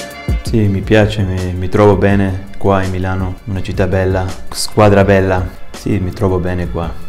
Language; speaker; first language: Italian; non-native, learner; Spanish